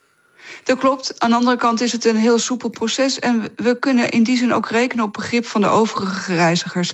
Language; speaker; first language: Dutch; native; Dutch